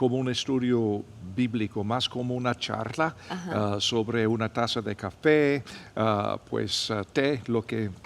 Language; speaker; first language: Spanish; non-native, fluent; English